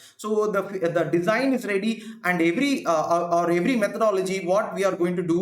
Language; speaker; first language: English; non-native, local second language; Tamil